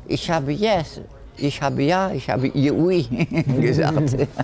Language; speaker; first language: German; non-native, learner; French